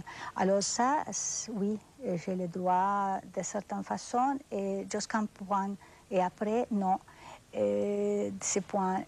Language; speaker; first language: French; non-native, fluent; Spanish